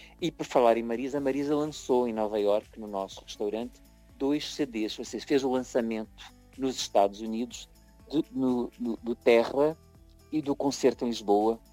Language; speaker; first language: Portuguese; early bilingual, heritage; Portuguese